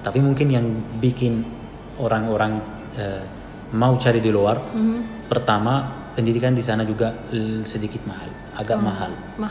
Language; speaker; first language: Indonesian; non-native, fluent; Arabic